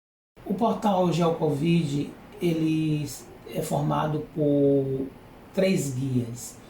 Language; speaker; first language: Portuguese; native; Portuguese